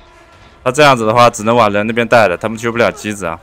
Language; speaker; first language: Chinese; native; Chinese